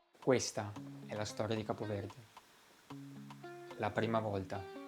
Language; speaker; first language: Italian; native; Italian